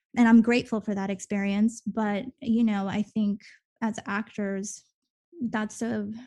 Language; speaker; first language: English; early bilingual, other home language; Spanish